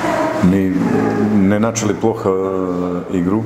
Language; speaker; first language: Russian; non-native, local second language; Uzbek